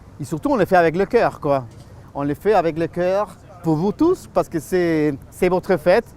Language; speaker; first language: French; non-native, fluent; Spanish